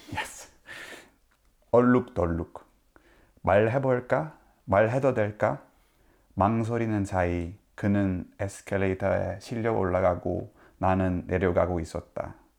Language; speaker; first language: Korean; non-native, fluent; Dutch